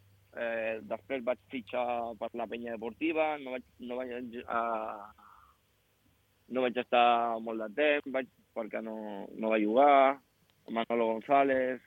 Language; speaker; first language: Catalan; non-native, local second language; Spanish